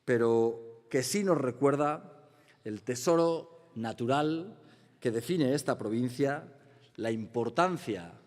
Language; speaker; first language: Spanish; native; Spanish